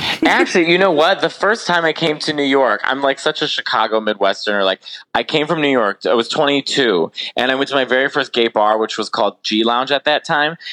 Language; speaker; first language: English; native; English